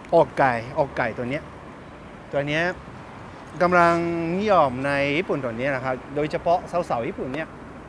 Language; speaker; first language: Thai; non-native, fluent; Japanese